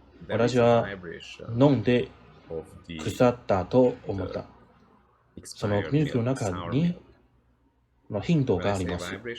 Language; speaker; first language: Japanese; non-native, learner; English